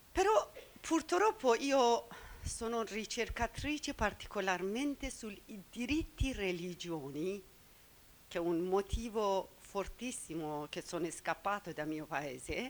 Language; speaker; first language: Italian; non-native, learner; Persian